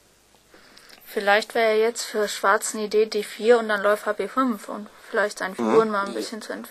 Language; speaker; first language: German; native; German